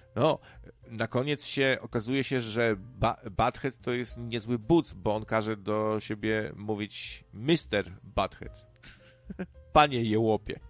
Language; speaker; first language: Polish; native; Polish